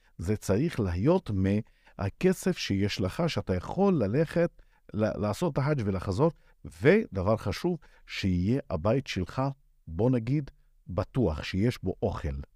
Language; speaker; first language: Hebrew; non-native, local second language; Arabic